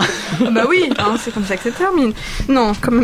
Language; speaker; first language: French; native; French